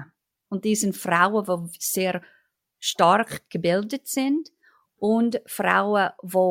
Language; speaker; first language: German; non-native, fluent; English